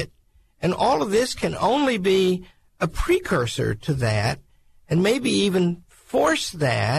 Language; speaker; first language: English; native; English